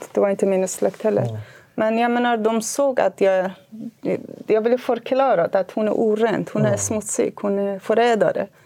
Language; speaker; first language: Swedish; non-native, fluent; Kurdish